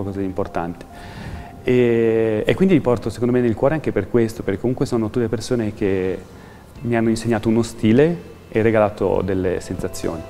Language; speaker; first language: Italian; native; Italian